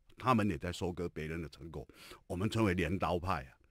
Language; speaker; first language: Chinese; native; Chinese